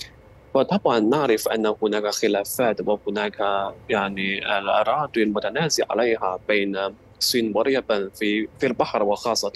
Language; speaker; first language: Arabic; non-native, fluent; Chinese